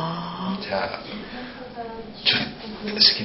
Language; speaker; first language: Japanese; non-native, learner; Indonesian